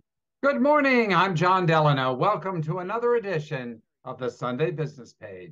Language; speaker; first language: English; native; English